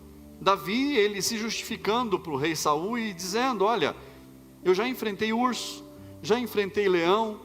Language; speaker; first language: Portuguese; native; Portuguese